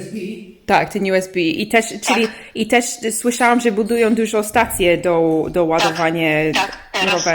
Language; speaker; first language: Polish; non-native, learner; English